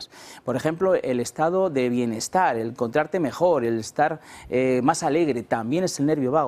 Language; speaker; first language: Spanish; native; Spanish